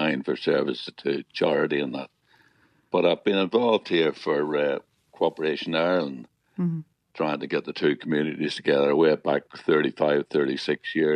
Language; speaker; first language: English; native; English